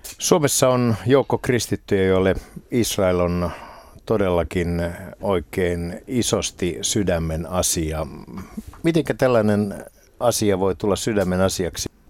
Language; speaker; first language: Finnish; native; Finnish